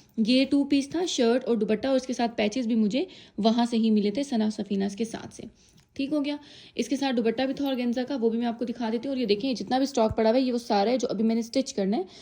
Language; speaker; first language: Urdu; native; Urdu